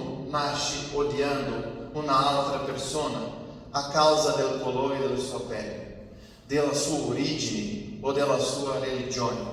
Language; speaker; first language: Italian; non-native, fluent; Portuguese